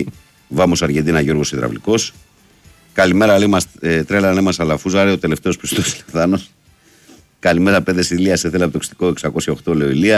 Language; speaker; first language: Greek; native; Greek